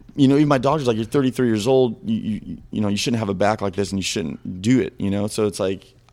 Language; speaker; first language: English; native; English